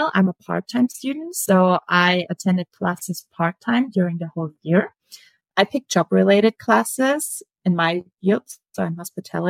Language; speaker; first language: English; non-native, fluent; German